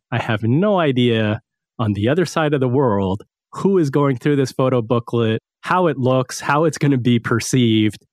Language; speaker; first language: English; native; English